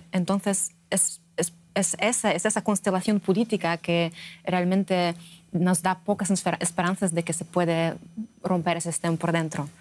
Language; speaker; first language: Spanish; non-native, fluent; Russian